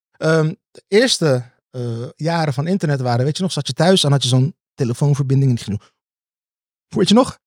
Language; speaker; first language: Dutch; early bilingual, other home language; Turkish